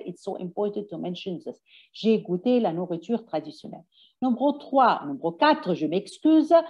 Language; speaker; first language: French; non-native, fluent; Arabic